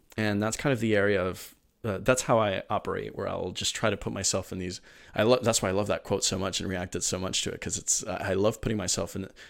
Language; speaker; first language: English; early bilingual, other home language; Spanish